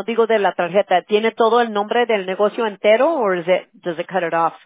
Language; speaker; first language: Spanish; early bilingual, heritage; Spanish